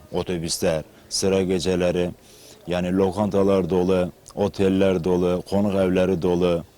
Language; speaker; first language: Turkish; native; Turkish